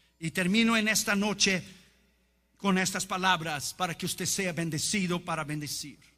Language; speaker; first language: Spanish; non-native, fluent; Portuguese